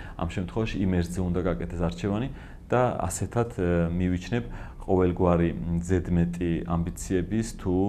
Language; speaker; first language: Georgian; non-native, local second language; Azerbaijani